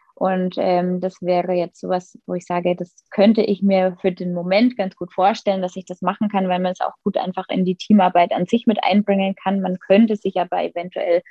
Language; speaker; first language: German; native; German